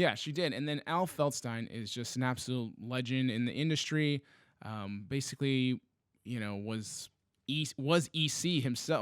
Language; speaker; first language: English; native; English